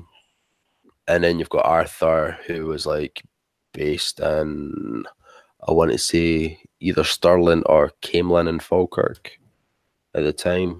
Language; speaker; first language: English; native; English